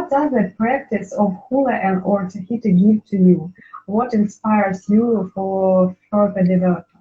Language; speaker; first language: English; non-native, learner; Russian